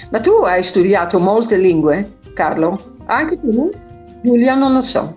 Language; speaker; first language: Italian; non-native, fluent; Dutch